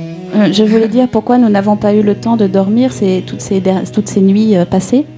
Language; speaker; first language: French; native; French